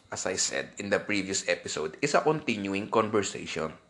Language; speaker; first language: English; non-native, local second language; Filipino